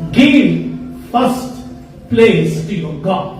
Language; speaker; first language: English; non-native, local second language; Kannada